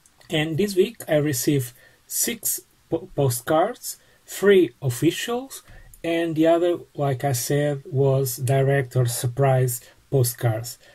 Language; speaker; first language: English; non-native, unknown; Portuguese